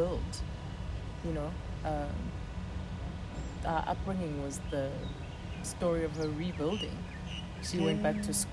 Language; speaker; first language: English; non-native, local second language; Zulu